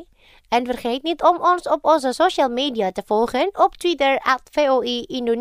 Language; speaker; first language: Dutch; non-native, fluent; Indonesian